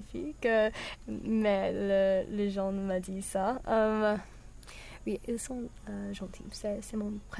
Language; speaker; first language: French; non-native, learner; English